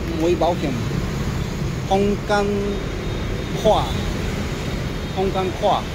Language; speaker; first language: Vietnamese; non-native, learner; Japanese